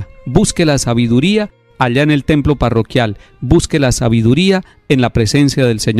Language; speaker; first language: Spanish; native; Spanish